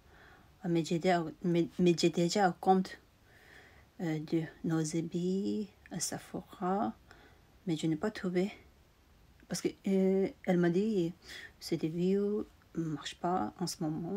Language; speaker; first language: French; non-native, learner; Tibetan